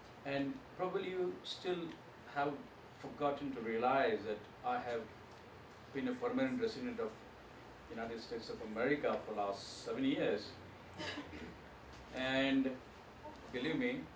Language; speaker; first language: English; non-native, local second language; Gujarati